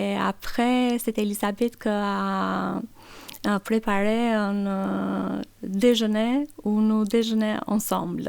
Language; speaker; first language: French; non-native, learner; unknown